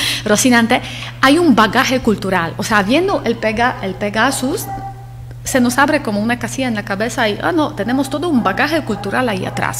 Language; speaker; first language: Spanish; non-native, fluent; Polish